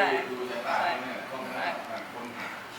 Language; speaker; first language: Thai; non-native, learner; English